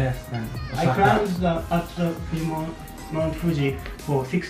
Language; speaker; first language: English; non-native, learner; Japanese